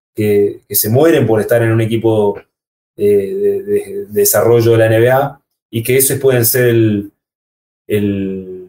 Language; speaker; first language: Spanish; native; Spanish